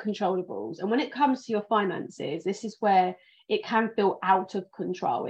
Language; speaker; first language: English; native; English